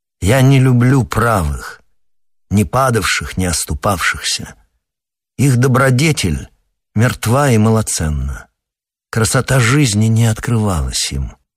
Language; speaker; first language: Russian; native; Russian